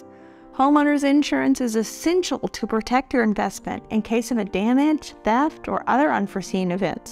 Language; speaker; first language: English; native; English